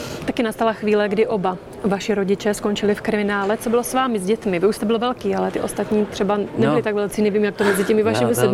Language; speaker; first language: Czech; native; Czech